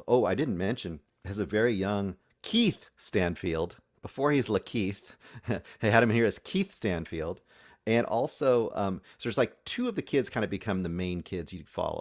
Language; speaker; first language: English; native; English